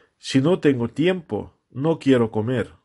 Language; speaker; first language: Spanish; non-native, fluent; Russian